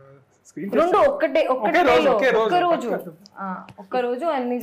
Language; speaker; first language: Telugu; non-native, learner; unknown